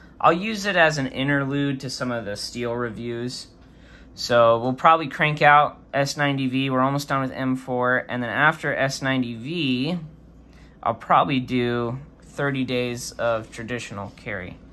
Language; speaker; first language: English; native; English